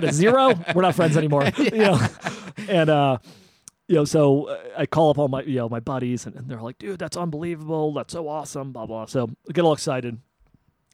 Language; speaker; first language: English; native; English